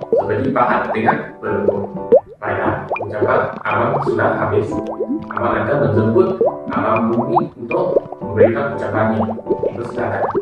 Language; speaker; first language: Malay; non-native, local second language; Chinese